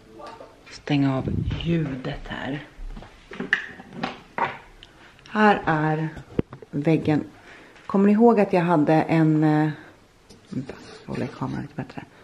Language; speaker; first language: Swedish; native; Swedish